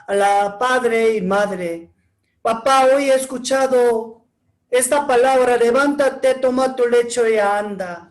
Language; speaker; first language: Spanish; non-native, learner; Korean